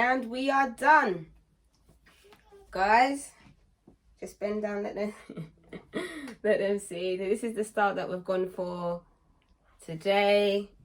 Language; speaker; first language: English; native; English